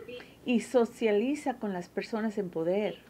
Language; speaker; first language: Spanish; early bilingual, heritage; Spanish